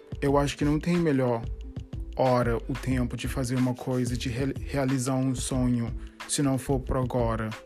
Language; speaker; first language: Portuguese; non-native, learner; English